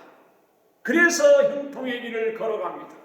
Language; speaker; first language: Korean; native; Korean